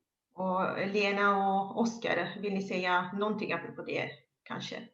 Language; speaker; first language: Swedish; non-native, fluent; Italian